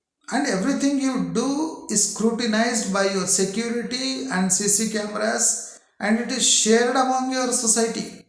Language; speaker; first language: English; non-native, local second language; Telugu